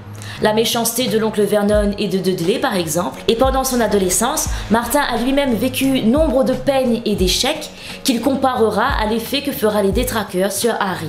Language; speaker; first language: French; native; French